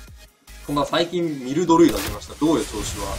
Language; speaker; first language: Japanese; native; Japanese